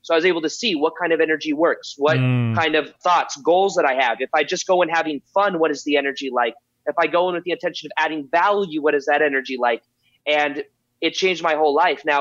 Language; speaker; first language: English; native; English